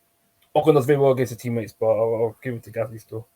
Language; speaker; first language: English; native; English